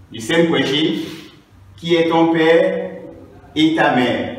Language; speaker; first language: French; non-native, fluent; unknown